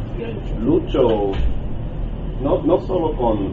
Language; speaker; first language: Spanish; non-native, learner; English